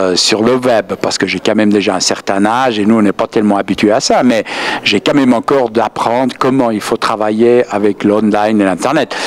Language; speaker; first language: French; native; French